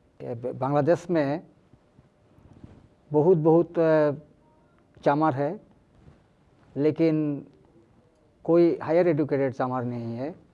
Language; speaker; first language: Hindi; non-native, learner; Bangla